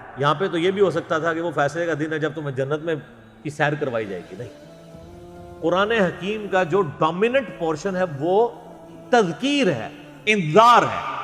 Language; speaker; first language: Urdu; non-native, local second language; Punjabi